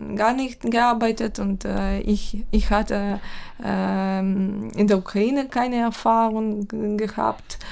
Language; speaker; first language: German; non-native, fluent; Ukrainian